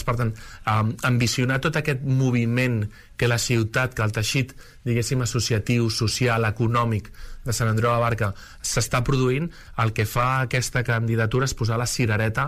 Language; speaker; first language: Catalan; native; Catalan